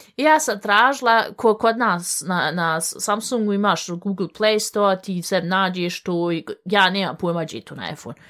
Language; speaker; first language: Bosnian; early bilingual, heritage; Bosnian